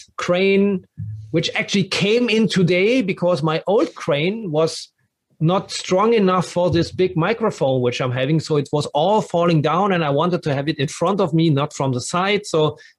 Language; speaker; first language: English; non-native, fluent; German